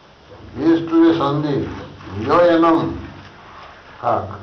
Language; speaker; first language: Russian; non-native, learner; Bangla